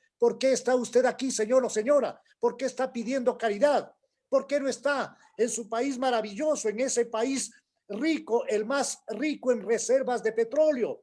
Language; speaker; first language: Spanish; native; Spanish